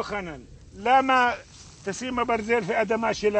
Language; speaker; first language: Hebrew; non-native, learner; Arabic